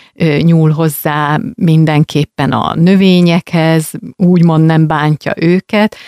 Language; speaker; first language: Hungarian; native; Hungarian